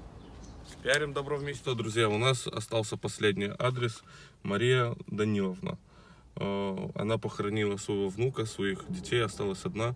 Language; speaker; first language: Russian; native; Russian